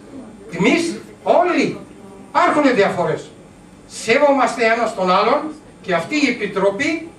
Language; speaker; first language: Greek; non-native, learner; Urdu